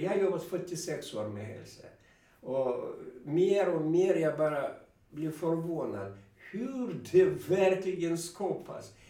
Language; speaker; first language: Swedish; non-native, fluent; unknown